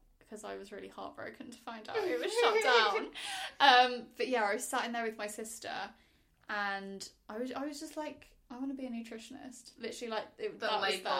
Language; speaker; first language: English; native; English